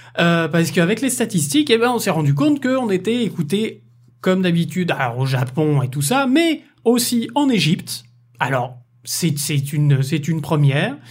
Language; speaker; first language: French; native; French